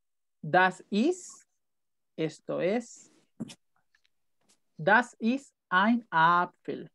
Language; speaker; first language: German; non-native, fluent; Spanish